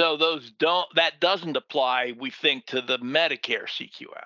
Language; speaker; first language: English; native; English